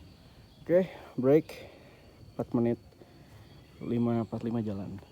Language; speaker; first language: Indonesian; native; Indonesian